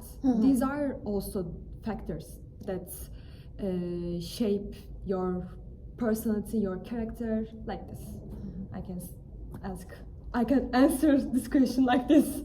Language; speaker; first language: English; non-native, fluent; Turkish